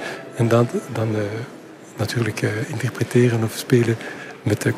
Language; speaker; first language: Dutch; non-native, local second language; French